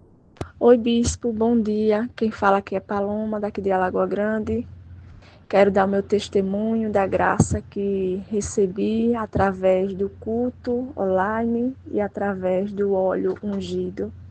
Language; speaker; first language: Portuguese; native; Portuguese